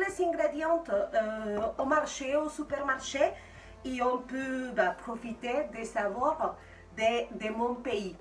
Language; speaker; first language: French; non-native, fluent; Spanish